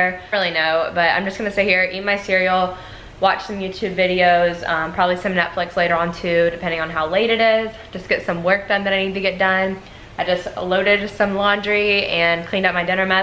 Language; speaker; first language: English; native; English